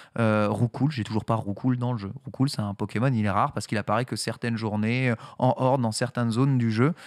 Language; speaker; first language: French; native; French